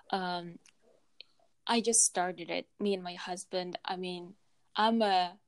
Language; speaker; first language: English; non-native, fluent; Mongolian